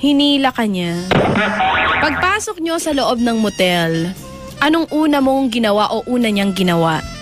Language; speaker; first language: Filipino; native; Filipino